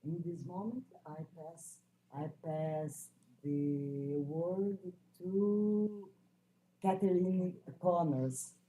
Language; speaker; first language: English; non-native, learner; Portuguese